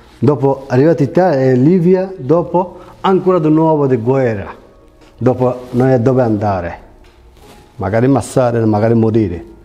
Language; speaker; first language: Italian; non-native, learner; Bangla